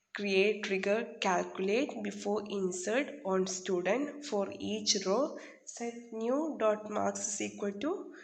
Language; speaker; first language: English; non-native, local second language; Malayalam